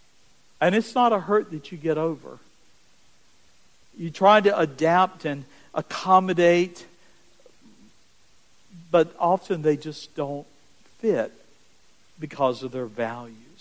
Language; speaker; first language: English; native; English